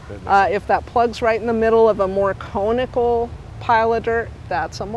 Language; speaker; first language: English; native; English